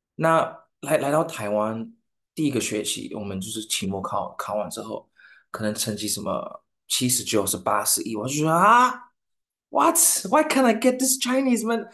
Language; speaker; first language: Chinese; non-native, fluent; English